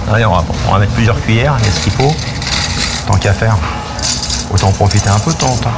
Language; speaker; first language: French; native; French